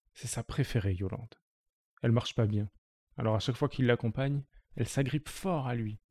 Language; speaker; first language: French; native; French